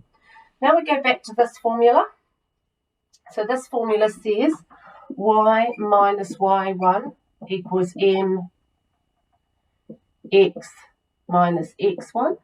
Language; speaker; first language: English; native; English